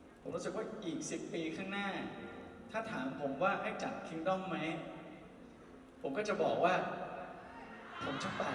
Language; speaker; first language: Thai; native; Thai